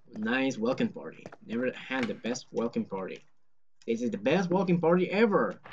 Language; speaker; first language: English; non-native, fluent; Portuguese